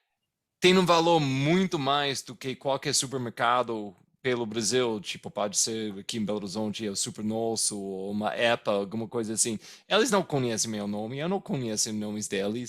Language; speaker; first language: Portuguese; non-native, fluent; English